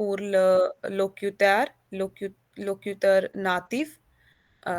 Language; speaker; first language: French; non-native, learner; Hindi